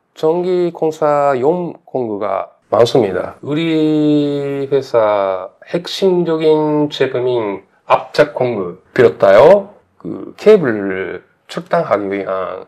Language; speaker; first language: Korean; non-native, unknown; Japanese